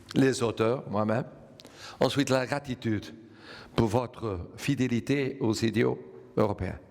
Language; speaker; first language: French; non-native, fluent; Portuguese